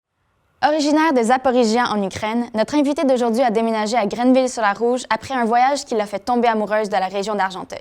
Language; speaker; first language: French; native; French